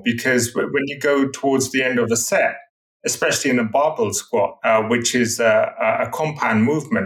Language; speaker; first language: English; native; English